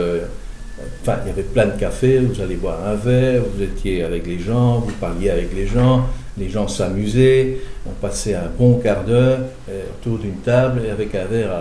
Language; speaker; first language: French; native; French